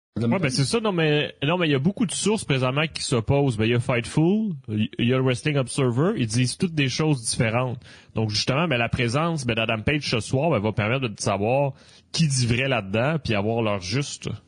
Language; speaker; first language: French; native; French